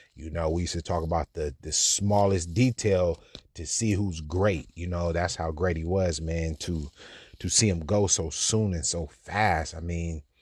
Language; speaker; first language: English; native; English